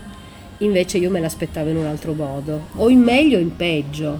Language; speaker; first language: Italian; native; Italian